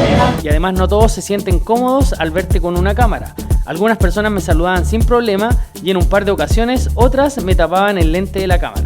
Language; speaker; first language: Spanish; native; Spanish